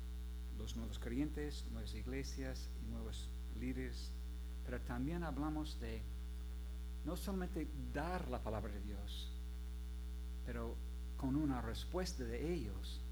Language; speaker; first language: Spanish; non-native, fluent; English